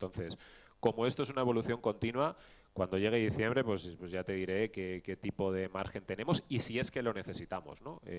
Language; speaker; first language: Spanish; native; Spanish